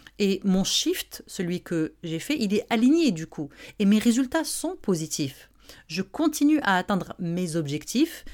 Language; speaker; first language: French; non-native, local second language; Arabic